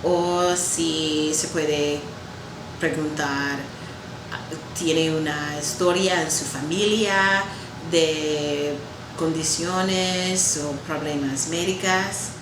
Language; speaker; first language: Spanish; non-native, learner; English